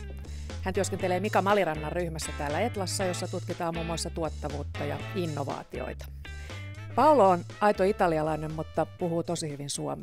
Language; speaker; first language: Finnish; native; Finnish